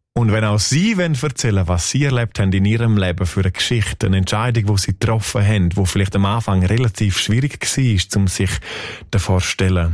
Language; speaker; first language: German; native; German